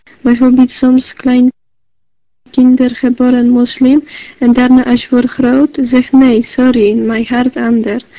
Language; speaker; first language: Dutch; non-native, learner; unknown